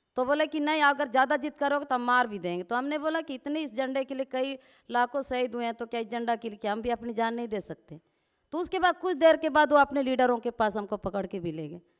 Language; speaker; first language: Hindi; non-native, local second language; Gondi